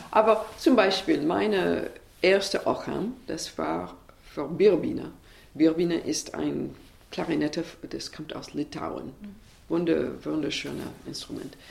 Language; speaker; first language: German; non-native, learner; English